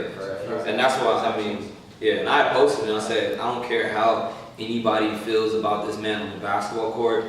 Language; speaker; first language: English; native; English